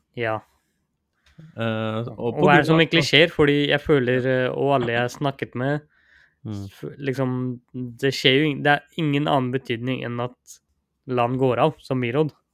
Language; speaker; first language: Norwegian; early bilingual, other home language; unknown